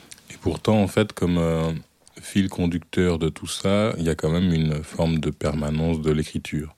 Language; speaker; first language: French; native; French